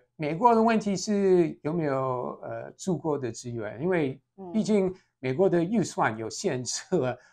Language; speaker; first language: Chinese; non-native, fluent; English